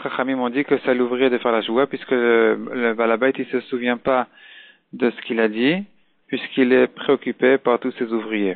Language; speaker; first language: French; native; French